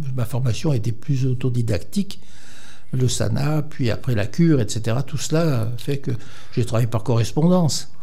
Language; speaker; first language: French; native; French